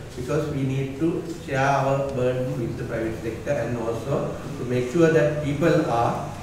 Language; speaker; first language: English; non-native, local second language; Sinhala